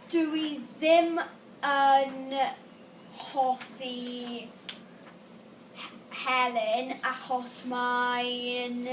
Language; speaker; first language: Welsh; non-native, learner; English